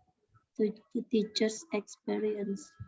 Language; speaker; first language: English; non-native, learner; Indonesian